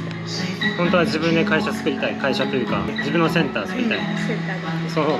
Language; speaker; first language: Japanese; native; Japanese